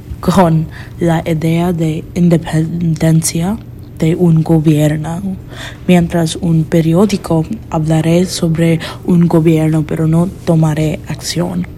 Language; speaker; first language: Spanish; non-native, learner; English